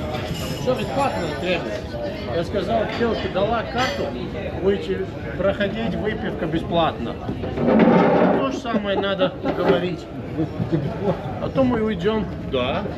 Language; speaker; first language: Russian; non-native, local second language; Latvian